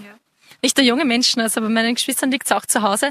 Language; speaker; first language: German; native; German